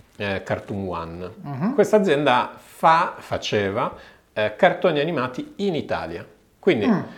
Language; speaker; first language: Italian; native; Italian